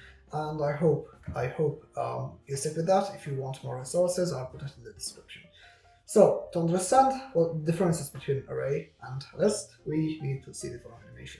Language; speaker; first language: English; non-native, fluent; Arabic